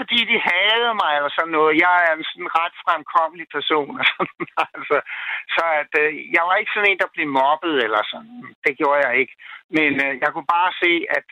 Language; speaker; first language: Danish; native; Danish